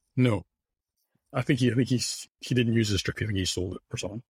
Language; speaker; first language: English; native; English